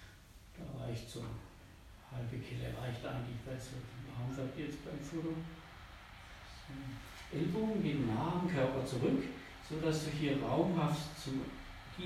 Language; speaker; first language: German; native; German